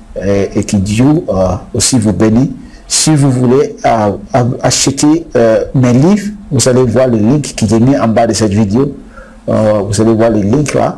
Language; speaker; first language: French; non-native, fluent; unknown